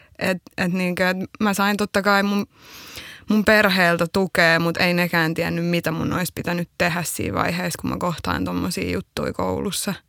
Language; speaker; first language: Finnish; early bilingual, other home language; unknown